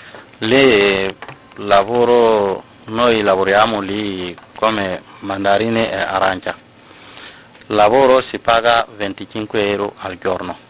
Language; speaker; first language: Italian; non-native, learner; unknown